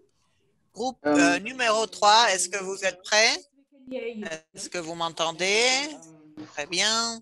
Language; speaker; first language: French; non-native, fluent; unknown